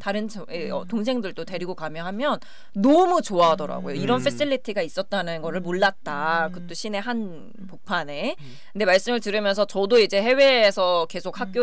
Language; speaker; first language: Korean; native; Korean